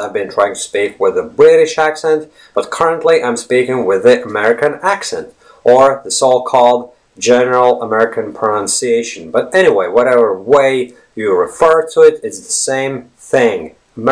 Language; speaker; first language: English; non-native, fluent; Latvian